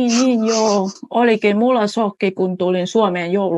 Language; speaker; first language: Finnish; non-native, fluent; Vietnamese